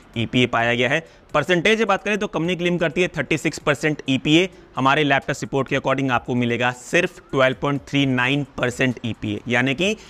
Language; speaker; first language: Hindi; non-native, local second language; Punjabi